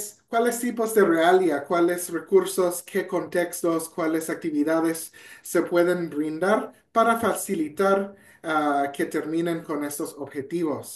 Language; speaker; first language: Spanish; non-native, fluent; English